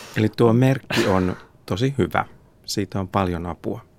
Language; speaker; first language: Finnish; native; Finnish